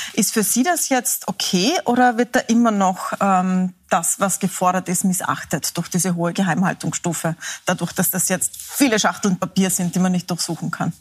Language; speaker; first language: German; native; German